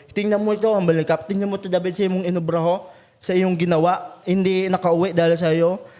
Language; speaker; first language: Filipino; native; Filipino